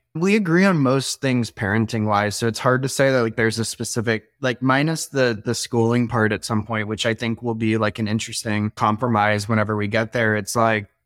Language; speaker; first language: English; native; English